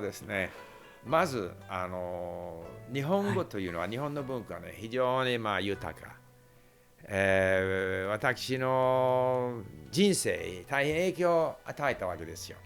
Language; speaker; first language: Japanese; non-native, fluent; English